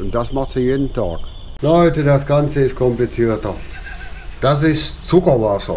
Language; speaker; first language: German; native; German